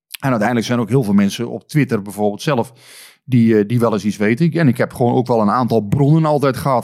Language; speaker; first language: Dutch; native; Dutch